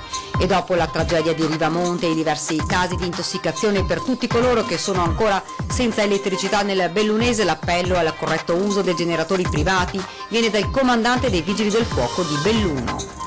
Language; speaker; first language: Italian; native; Italian